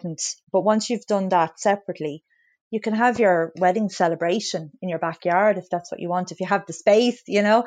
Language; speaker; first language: English; native; English